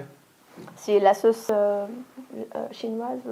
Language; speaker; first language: French; non-native, local second language; Arabic